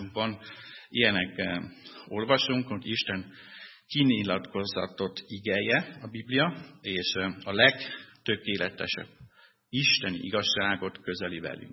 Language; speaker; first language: Hungarian; non-native, fluent; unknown